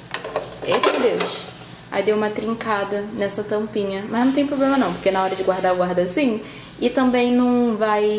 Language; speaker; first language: Portuguese; native; Portuguese